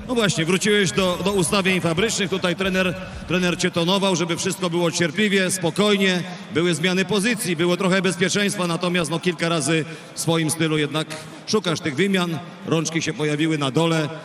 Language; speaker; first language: Polish; native; Polish